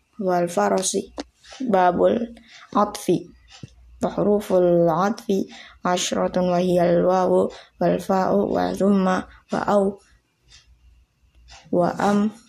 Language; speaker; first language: Arabic; non-native, learner; Indonesian